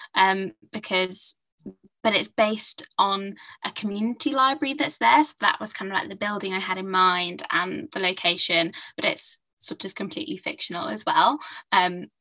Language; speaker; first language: English; native; English